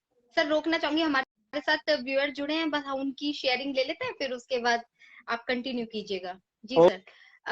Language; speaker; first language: Hindi; native; Hindi